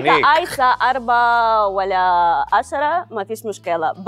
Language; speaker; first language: Arabic; non-native, learner; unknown